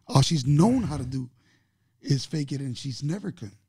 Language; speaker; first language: English; native; English